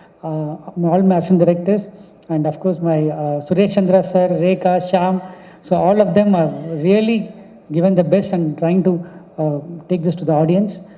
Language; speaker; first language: English; non-native, local second language; Tamil